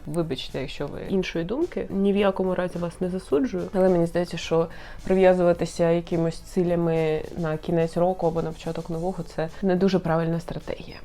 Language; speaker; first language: Ukrainian; non-native, local second language; Russian